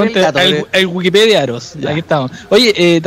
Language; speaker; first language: Spanish; native; Spanish